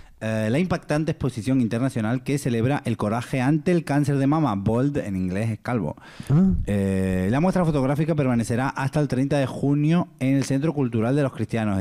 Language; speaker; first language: Spanish; native; Spanish